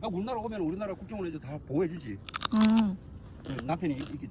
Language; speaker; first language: Korean; native; Korean